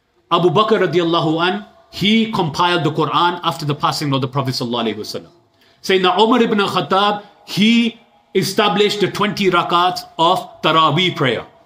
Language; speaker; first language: English; early bilingual, other home language; Urdu